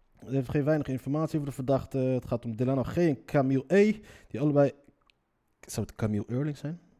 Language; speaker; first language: Dutch; early bilingual, other home language; Riffian